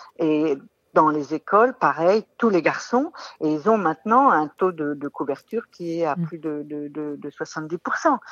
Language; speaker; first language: French; native; French